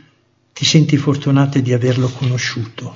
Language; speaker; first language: Italian; native; Italian